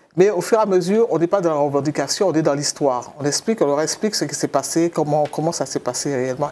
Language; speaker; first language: French; native; French